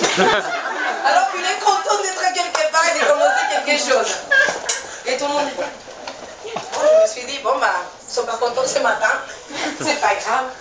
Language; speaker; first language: French; non-native, fluent; Spanish